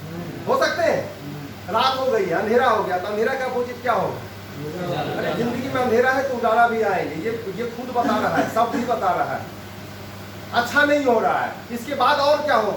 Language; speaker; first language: Hindi; native; Hindi